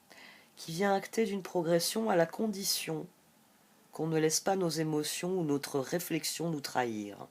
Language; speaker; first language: French; native; French